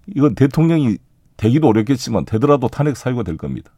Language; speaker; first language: Korean; native; Korean